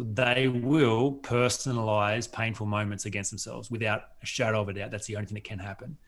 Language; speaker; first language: English; native; English